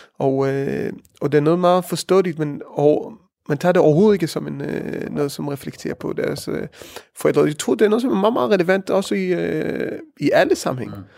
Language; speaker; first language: Danish; early bilingual, heritage; Danish